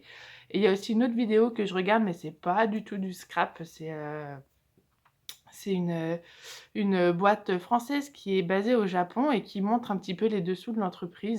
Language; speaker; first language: French; native; French